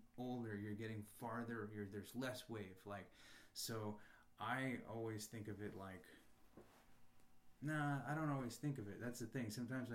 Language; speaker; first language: English; native; English